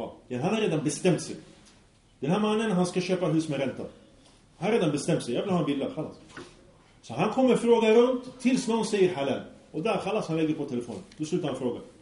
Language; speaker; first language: Swedish; early bilingual, other home language; Arabic